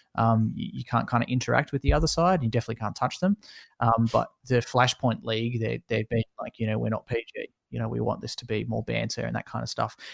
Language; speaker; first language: English; native; English